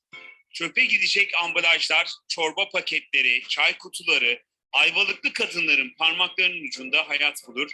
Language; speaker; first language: Turkish; native; Turkish